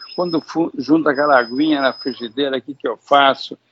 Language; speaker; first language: Portuguese; early bilingual, other home language; Hungarian